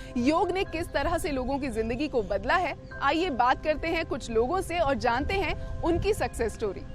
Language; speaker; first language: Hindi; native; Hindi